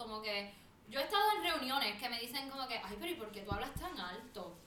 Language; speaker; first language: Spanish; native; Spanish